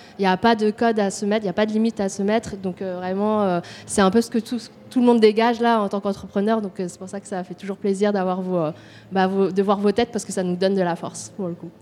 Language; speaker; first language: French; native; French